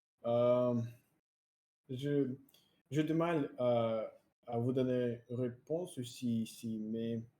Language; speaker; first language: French; non-native, learner; Russian